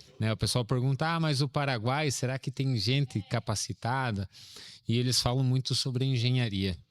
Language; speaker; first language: Portuguese; native; Portuguese